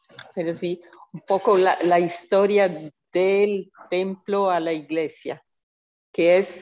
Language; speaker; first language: Spanish; non-native, fluent; Italian